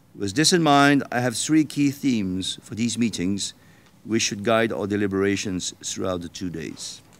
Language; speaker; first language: English; non-native, fluent; Danish